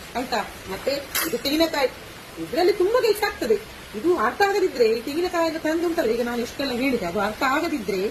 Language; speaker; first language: Kannada; native; Kannada